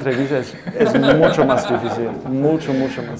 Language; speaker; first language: Spanish; non-native, fluent; English